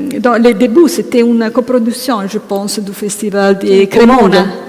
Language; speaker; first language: French; non-native, fluent; Italian